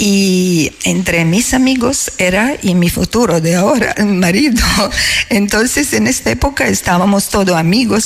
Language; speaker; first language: Spanish; non-native, fluent; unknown